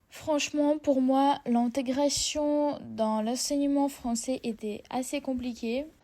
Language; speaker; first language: French; non-native, fluent; Russian